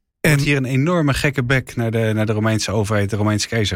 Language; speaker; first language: Dutch; native; Dutch